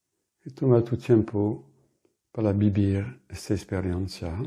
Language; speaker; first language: Spanish; non-native, fluent; French